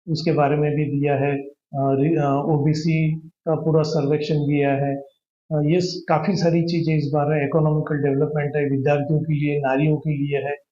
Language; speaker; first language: Hindi; non-native, local second language; Marathi